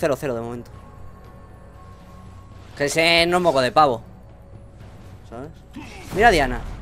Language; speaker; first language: Spanish; native; Spanish